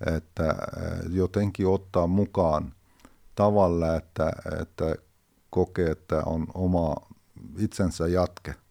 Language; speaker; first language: Finnish; non-native, fluent; Persian